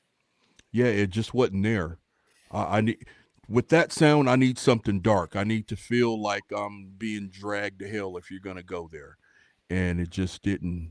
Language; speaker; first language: English; native; English